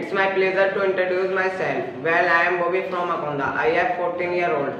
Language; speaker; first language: English; non-native, learner; Hindi